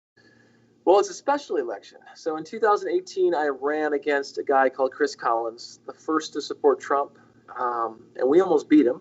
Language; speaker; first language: English; native; English